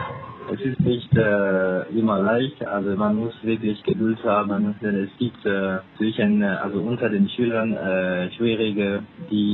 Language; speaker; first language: German; non-native, fluent; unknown